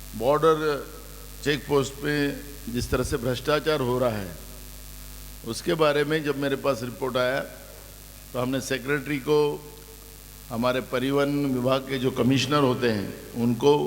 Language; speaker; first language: Hindi; non-native, local second language; Marathi